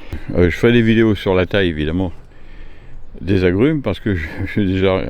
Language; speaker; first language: French; native; French